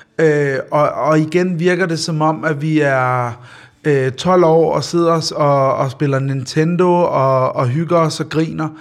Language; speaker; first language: Danish; early bilingual, other home language; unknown